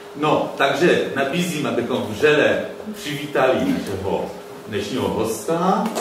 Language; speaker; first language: Czech; non-native, fluent; Polish